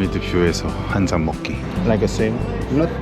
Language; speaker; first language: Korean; native; Korean